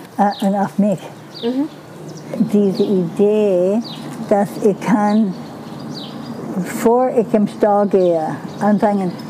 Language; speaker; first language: German; non-native, learner; English